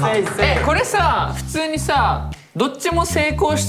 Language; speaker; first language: Japanese; native; Japanese